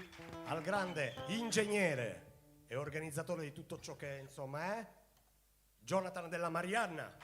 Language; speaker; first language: Italian; native; Italian